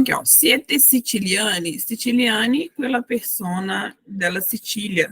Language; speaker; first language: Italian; non-native, fluent; Portuguese